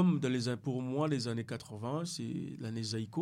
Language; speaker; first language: French; non-native, local second language; Lingala